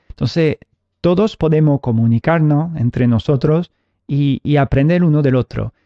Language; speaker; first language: Spanish; early bilingual, heritage; Spanish